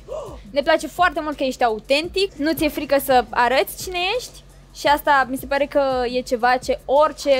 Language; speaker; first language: Romanian; native; Romanian